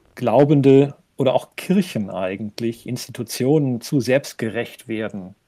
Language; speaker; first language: German; native; German